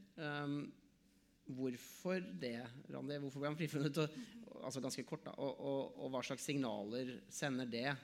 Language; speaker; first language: Norwegian; native; Norwegian